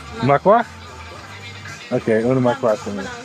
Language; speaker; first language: Spanish; non-native, learner; English